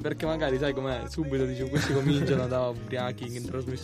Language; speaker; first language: Italian; native; Italian